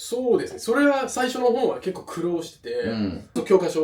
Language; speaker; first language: Japanese; non-native, fluent; English